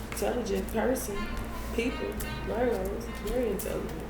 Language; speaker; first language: English; native; English